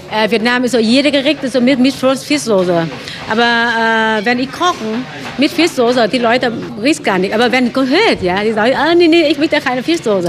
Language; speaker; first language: German; non-native, local second language; Vietnamese